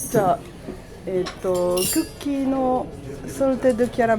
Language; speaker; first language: Japanese; non-native, fluent; French